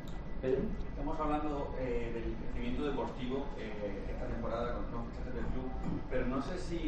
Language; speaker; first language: Spanish; native; Spanish